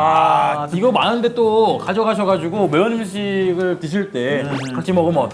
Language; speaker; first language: Korean; native; Korean